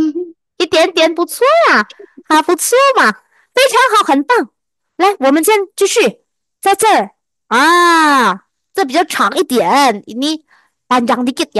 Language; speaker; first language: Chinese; non-native, fluent; Indonesian